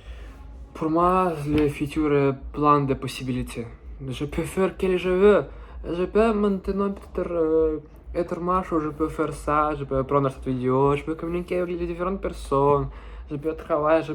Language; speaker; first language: French; non-native, learner; Russian